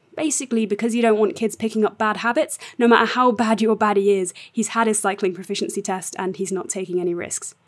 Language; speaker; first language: English; native; English